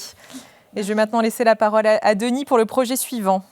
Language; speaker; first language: French; native; French